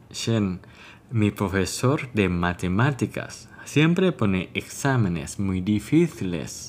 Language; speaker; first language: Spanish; non-native, fluent; Thai